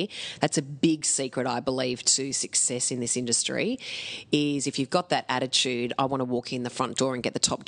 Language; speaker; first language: English; native; English